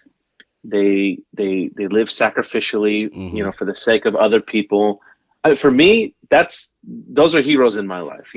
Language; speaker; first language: English; native; English